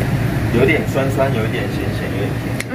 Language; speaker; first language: Chinese; native; Chinese